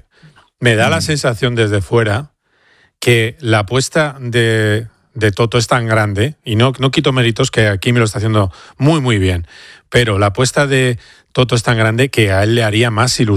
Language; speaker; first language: Spanish; native; Spanish